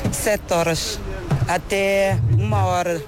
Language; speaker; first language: Portuguese; non-native, local second language; Kabuverdianu